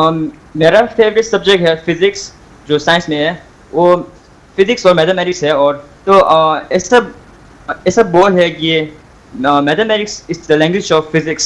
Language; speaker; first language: Hindi; non-native, local second language; Tibetan